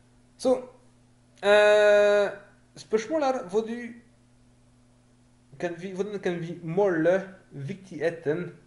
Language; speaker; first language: Norwegian; non-native, fluent; French